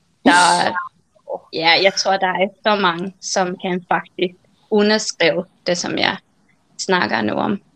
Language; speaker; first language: Danish; non-native, fluent; Finnish